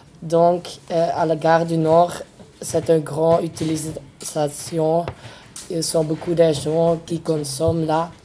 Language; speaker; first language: French; non-native, local second language; Dutch